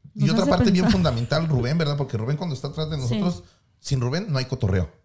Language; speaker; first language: Spanish; native; Spanish